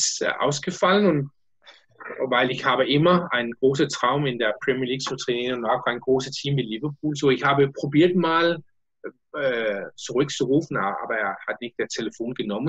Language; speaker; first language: German; non-native, learner; Danish